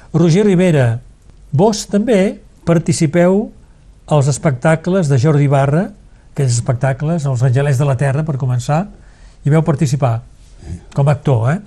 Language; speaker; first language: Catalan; native; Catalan